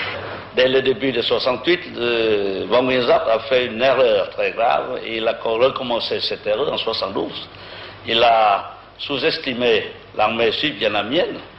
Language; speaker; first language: French; non-native, local second language; Vietnamese